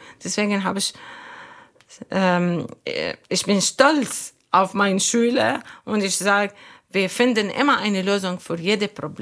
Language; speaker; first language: German; non-native, learner; Arabic